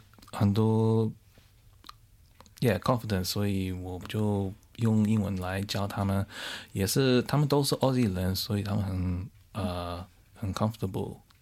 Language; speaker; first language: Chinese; early bilingual, heritage; Chinese